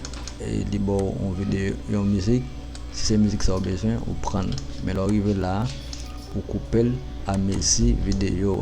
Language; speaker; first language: French; non-native, learner; Haitian Creole